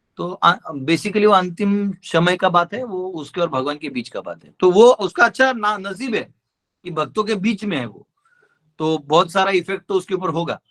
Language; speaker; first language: Hindi; non-native, local second language; Marathi